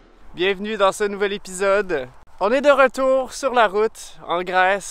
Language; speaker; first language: French; native; French